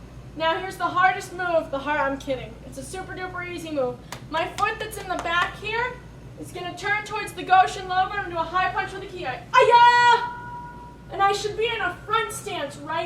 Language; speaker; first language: English; native; English